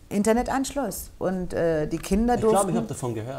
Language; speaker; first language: German; native; German